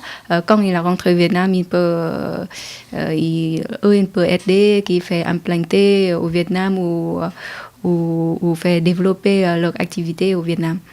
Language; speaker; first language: French; non-native, learner; Vietnamese